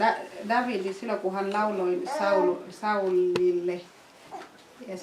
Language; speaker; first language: Finnish; non-native, fluent; Swahili